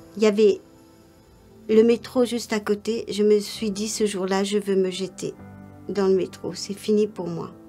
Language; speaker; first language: French; non-native, local second language; Morisyen